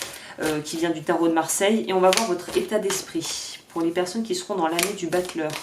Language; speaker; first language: French; native; French